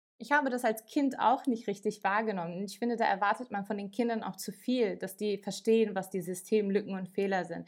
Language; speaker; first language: German; early bilingual, other home language; Turkish